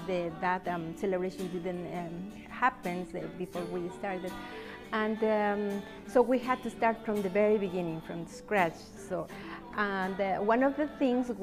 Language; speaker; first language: English; non-native, fluent; Spanish